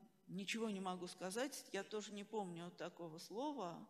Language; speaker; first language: Russian; native; Russian